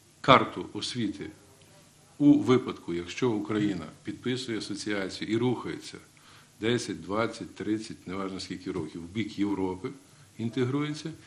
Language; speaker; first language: Ukrainian; native; Ukrainian